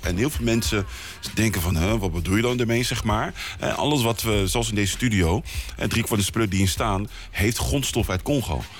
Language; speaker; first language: Dutch; early bilingual, other home language; Lingala